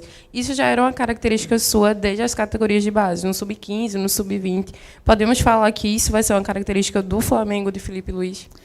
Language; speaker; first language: Portuguese; native; Portuguese